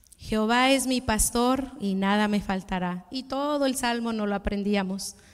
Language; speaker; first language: Spanish; early bilingual, heritage; Spanish